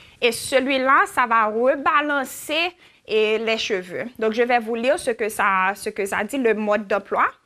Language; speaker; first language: French; native; French